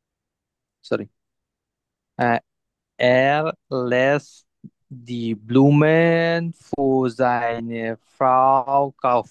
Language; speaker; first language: German; non-native, learner; Bangla